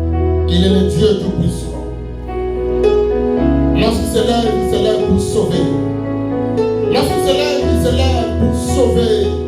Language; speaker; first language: French; non-native, local second language; Lingala